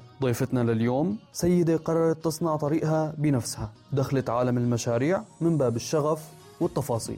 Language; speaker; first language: Arabic; native; Arabic